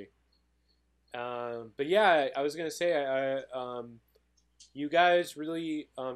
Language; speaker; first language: English; native; English